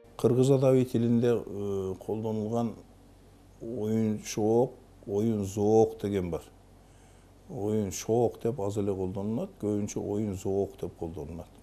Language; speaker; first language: Kyrgyz; native; Kyrgyz